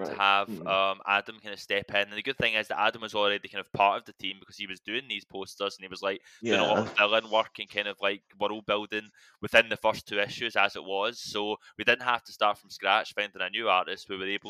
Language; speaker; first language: English; native; English